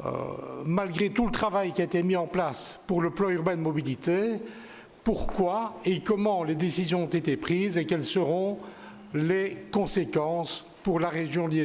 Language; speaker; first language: French; native; French